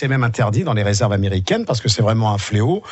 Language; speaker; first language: French; native; French